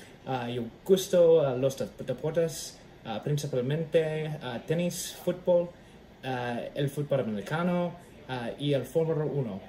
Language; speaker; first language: Spanish; non-native, learner; English